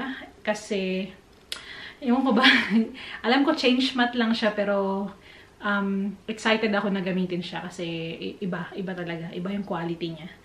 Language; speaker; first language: Filipino; native; Filipino